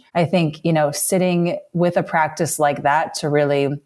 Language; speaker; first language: English; native; English